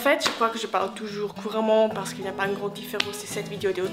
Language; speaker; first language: French; non-native, learner; Swiss German